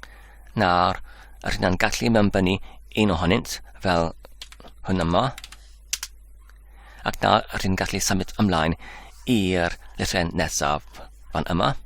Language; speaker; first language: Welsh; non-native, learner; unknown